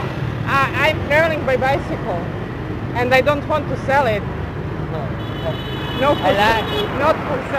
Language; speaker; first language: English; non-native, fluent; Serbian